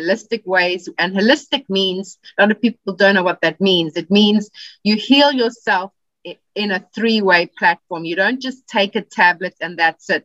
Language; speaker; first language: English; native; English